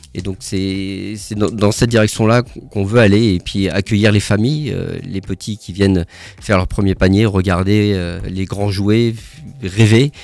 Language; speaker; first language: French; native; French